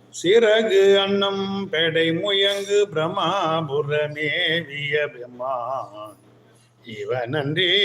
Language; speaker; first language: Tamil; native; Tamil